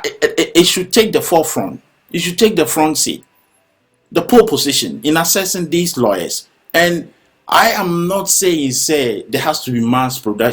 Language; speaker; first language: English; non-native, local second language; Akan